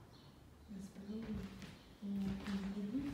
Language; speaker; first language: French; native; French